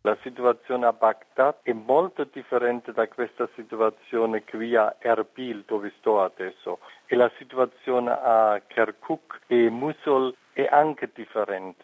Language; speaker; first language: Italian; non-native, fluent; German